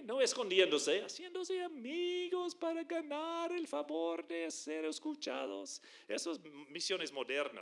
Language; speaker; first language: Spanish; non-native, fluent; English